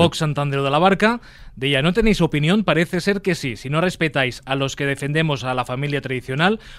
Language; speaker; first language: Spanish; non-native, local second language; Catalan